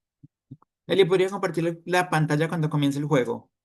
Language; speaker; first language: Spanish; native; Spanish